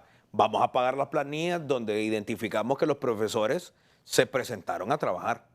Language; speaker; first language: Spanish; native; Spanish